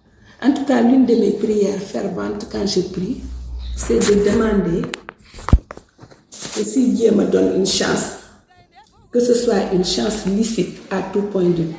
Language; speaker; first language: French; non-native, local second language; Wolof